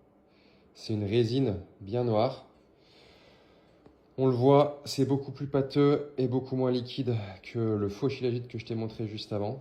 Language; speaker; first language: French; native; French